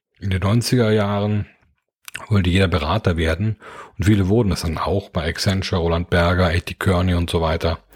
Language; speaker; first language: German; native; German